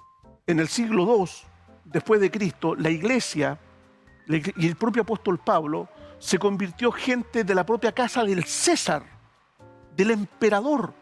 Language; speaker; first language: Spanish; native; Spanish